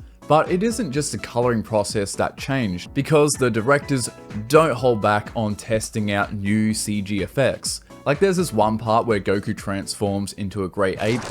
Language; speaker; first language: English; native; English